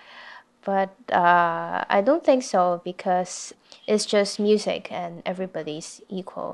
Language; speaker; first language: English; non-native, local second language; Cantonese